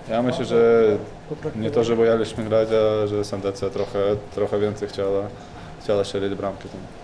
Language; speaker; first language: Polish; non-native, fluent; Latvian